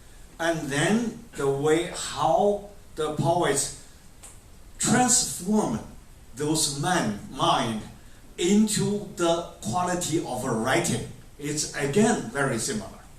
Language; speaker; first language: English; non-native, fluent; Chinese